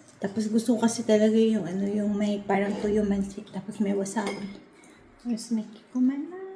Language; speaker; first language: Filipino; non-native, local second language; Cebuano